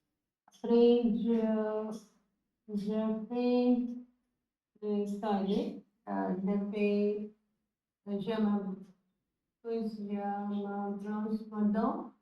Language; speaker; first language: French; non-native, learner; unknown